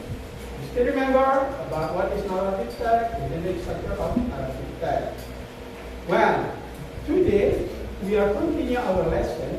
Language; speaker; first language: English; non-native, fluent; Indonesian